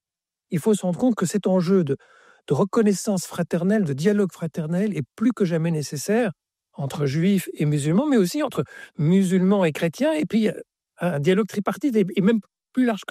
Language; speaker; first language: French; native; French